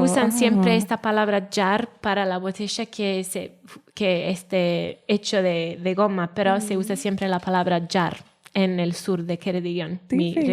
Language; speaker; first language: Spanish; non-native, learner; Welsh